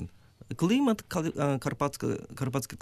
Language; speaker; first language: Ukrainian; non-native, learner; Japanese